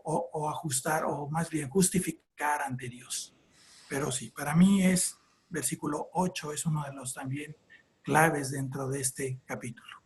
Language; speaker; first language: Spanish; native; Spanish